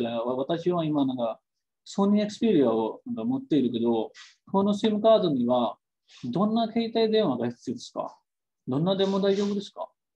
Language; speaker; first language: Japanese; non-native, fluent; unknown